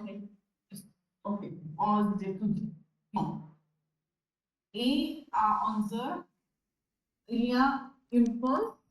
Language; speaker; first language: French; non-native, learner; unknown